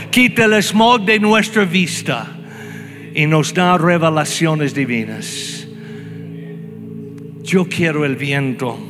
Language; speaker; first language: Spanish; non-native, fluent; English